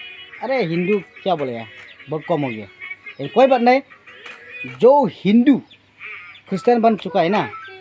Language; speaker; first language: Hindi; non-native, local second language; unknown